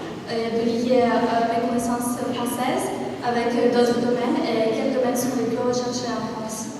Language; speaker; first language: French; non-native, fluent; Ukrainian